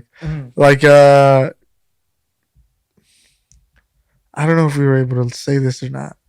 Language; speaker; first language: English; native; English